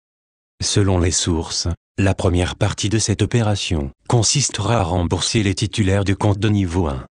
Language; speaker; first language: French; native; French